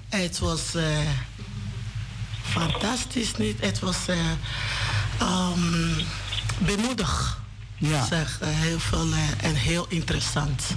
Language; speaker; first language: Dutch; non-native, learner; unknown